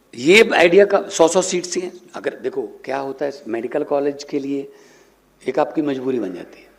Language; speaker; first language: Hindi; non-native, local second language; Punjabi